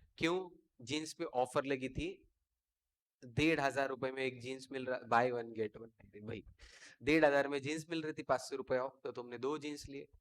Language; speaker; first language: Hindi; non-native, local second language; Marathi